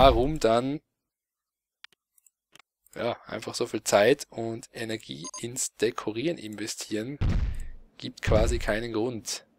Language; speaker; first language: German; native; German